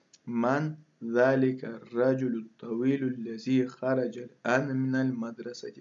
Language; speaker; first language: Arabic; non-native, fluent; Russian